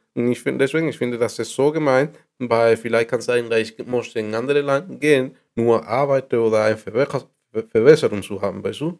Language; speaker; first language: German; non-native, learner; Spanish